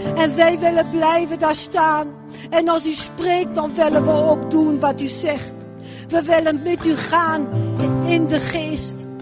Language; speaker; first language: Dutch; non-native, fluent; French